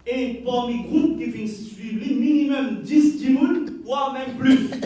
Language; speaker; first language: French; non-native, local second language; Haitian Creole